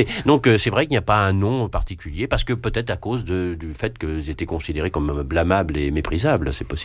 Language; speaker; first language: French; native; French